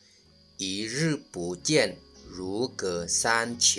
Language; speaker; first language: Chinese; non-native, fluent; Lao